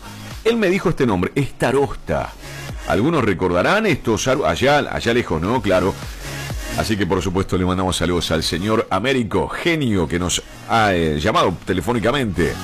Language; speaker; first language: Spanish; native; Spanish